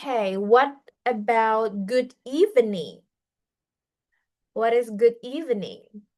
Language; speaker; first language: English; non-native, fluent; Indonesian